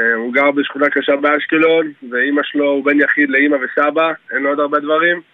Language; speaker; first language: Hebrew; early bilingual, other home language; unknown